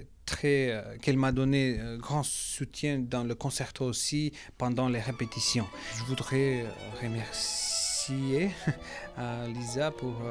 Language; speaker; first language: French; non-native, learner; Macedonian